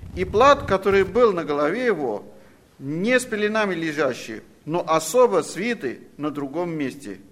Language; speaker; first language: Russian; non-native, fluent; Armenian